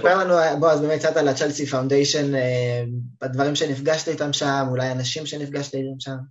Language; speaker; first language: Hebrew; native; Hebrew